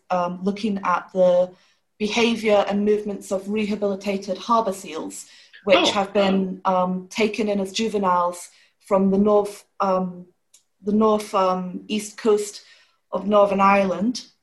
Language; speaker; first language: English; native; English